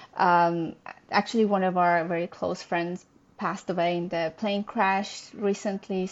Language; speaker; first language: English; non-native, fluent; Persian